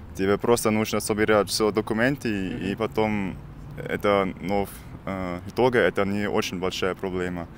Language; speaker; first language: Russian; non-native, learner; German